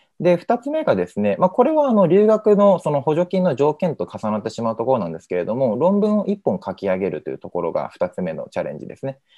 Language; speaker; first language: Japanese; native; Japanese